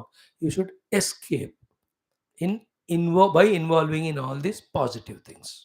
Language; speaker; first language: English; non-native, local second language; Hindi